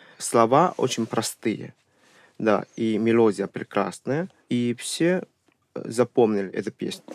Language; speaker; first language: Russian; non-native, fluent; Chinese